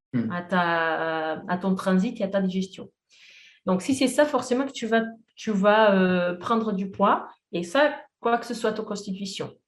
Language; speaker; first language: French; non-native, fluent; Portuguese